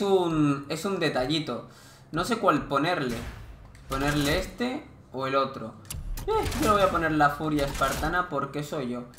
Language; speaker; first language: Spanish; native; Spanish